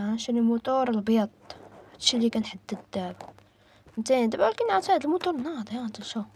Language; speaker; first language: Arabic; native; Arabic